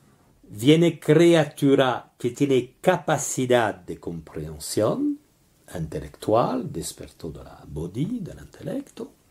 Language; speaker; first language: Spanish; non-native, learner; French